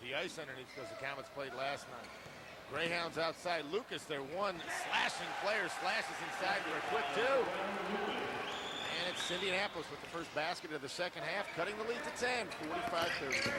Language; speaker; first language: English; native; English